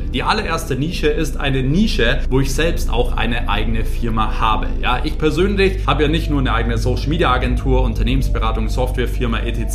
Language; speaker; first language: German; native; German